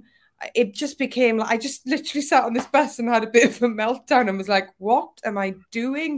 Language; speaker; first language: English; native; English